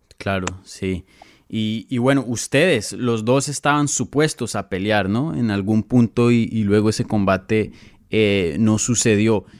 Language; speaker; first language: Spanish; native; Spanish